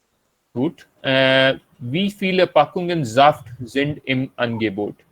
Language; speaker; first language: German; non-native, fluent; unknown